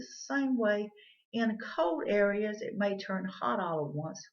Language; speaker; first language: English; native; English